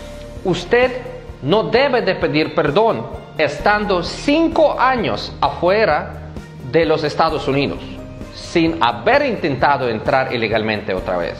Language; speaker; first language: Spanish; non-native, fluent; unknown